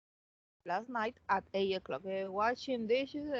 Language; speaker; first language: English; non-native, fluent; Spanish